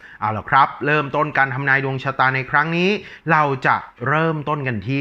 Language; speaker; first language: Thai; native; Thai